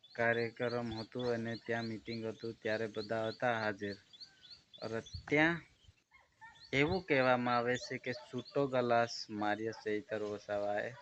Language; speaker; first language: Gujarati; non-native, local second language; Bhili